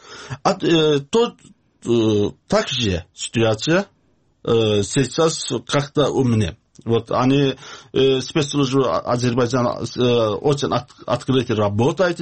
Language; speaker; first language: Russian; non-native, learner; Azerbaijani